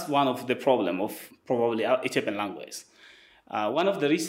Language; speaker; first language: English; non-native, fluent; Wolaytta